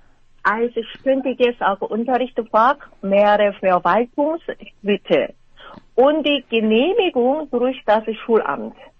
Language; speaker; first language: German; non-native, fluent; Korean